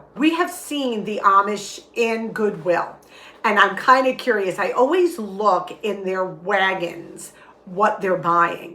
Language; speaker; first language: English; native; English